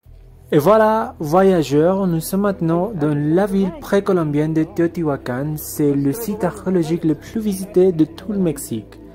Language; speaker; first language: French; non-native, fluent; Spanish